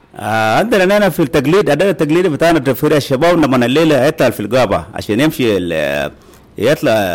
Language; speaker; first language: Arabic; non-native, local second language; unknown